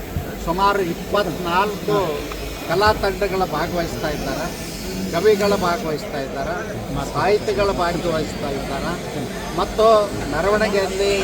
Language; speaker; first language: Kannada; native; Kannada